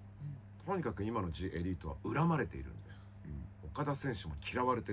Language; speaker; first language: Japanese; native; Japanese